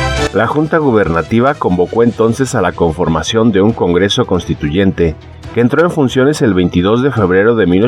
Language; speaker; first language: Spanish; native; Spanish